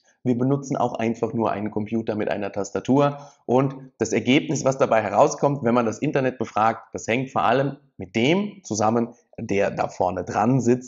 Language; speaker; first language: German; native; German